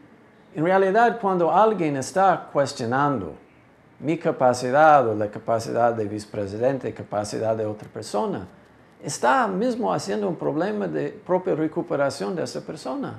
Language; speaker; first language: Spanish; non-native, fluent; English